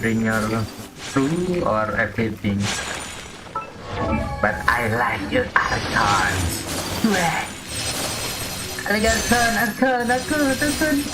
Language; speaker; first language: English; non-native, learner; Indonesian